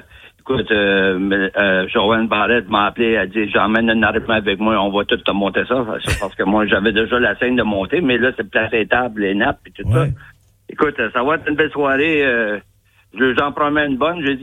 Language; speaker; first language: French; native; French